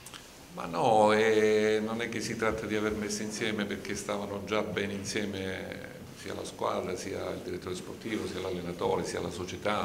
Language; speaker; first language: Italian; native; Italian